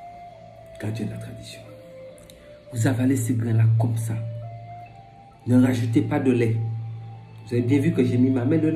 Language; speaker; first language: French; non-native, local second language; Fon